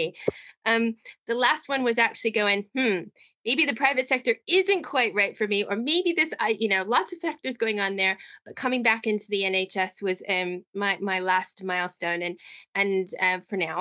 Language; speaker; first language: English; native; English